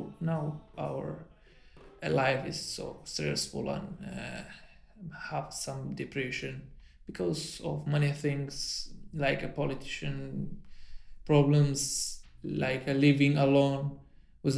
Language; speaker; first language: English; non-native, learner; Arabic